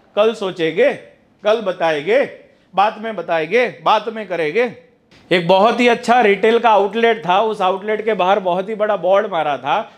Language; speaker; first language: Hindi; non-native, local second language; Gujarati